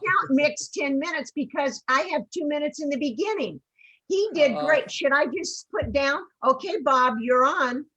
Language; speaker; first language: English; native; English